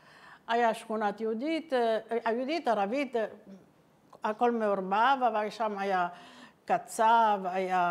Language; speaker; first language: Hebrew; non-native, fluent; Italian